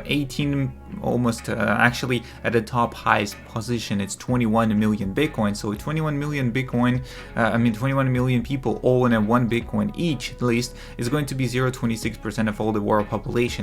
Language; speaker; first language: English; non-native, fluent; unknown